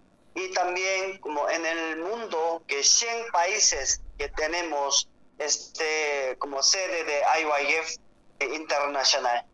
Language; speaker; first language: Spanish; non-native, learner; Korean